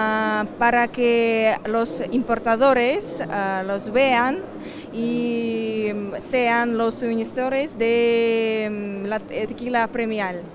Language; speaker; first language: Spanish; non-native, fluent; Russian